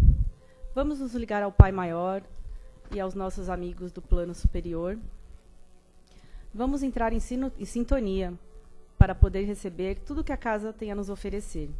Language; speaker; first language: Portuguese; native; Portuguese